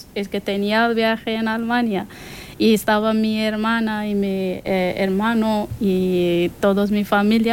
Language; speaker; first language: Spanish; non-native, learner; Persian